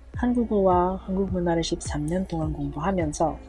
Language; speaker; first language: Korean; non-native, fluent; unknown